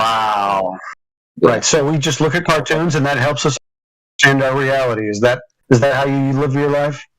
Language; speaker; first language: English; native; English